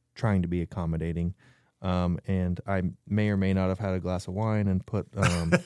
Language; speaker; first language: English; native; English